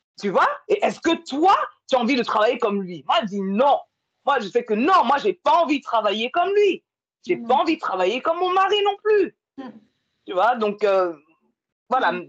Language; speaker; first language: French; native; French